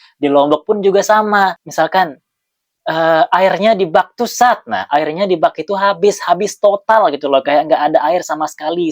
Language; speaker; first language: Indonesian; non-native, local second language; Sasak